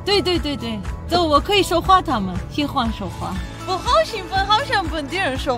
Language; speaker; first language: Chinese; non-native, learner; Armenian